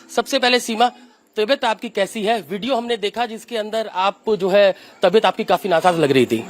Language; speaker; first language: Hindi; native; Hindi